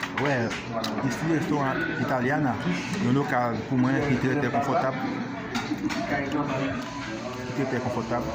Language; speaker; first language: French; non-native, learner; Haitian Creole